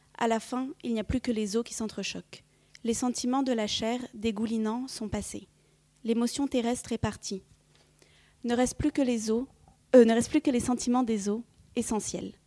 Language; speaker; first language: French; early bilingual, other home language; Vietnamese